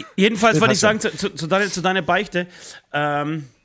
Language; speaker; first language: German; native; German